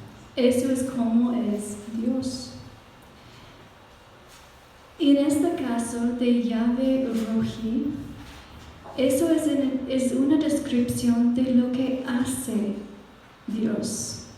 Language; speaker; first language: Spanish; non-native, fluent; English